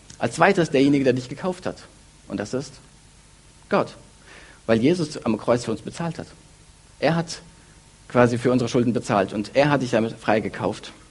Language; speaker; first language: German; early bilingual, other home language; Russian